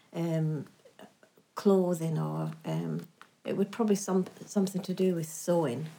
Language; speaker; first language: English; native; English